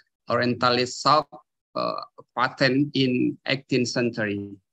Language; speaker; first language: English; non-native, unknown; Indonesian